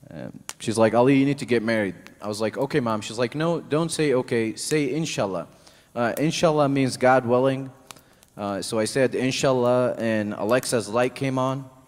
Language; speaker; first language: English; non-native, fluent; Arabic